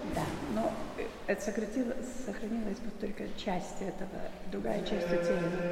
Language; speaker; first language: Russian; non-native, local second language; Polish